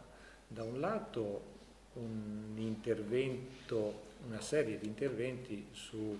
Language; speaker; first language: Italian; native; Italian